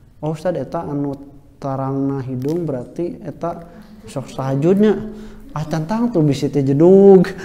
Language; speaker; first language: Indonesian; non-native, local second language; Sundanese